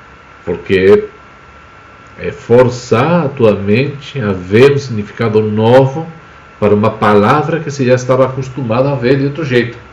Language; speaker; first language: Portuguese; non-native, fluent; Spanish